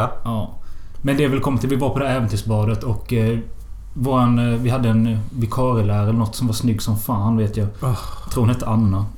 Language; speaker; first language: Swedish; native; Swedish